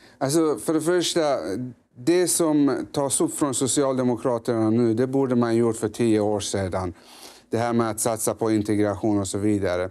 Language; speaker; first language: Swedish; early bilingual, other home language; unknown